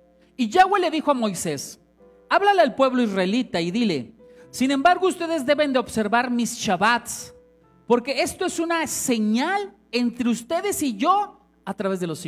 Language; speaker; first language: Spanish; native; Spanish